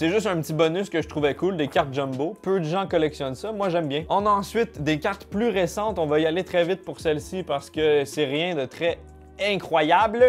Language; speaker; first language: French; native; French